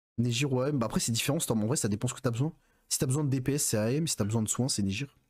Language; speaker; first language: French; native; French